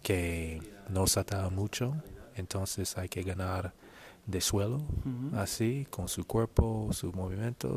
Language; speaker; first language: Spanish; non-native, learner; English